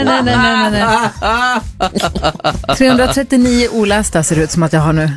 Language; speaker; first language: Swedish; native; Swedish